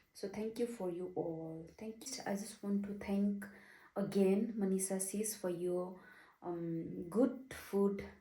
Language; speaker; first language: English; non-native, local second language; Nepali